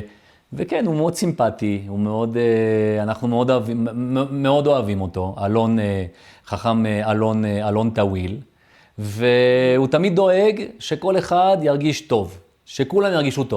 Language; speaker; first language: Hebrew; early bilingual, other home language; French